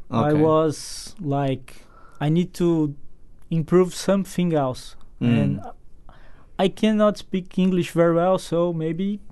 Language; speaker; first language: English; non-native, fluent; Portuguese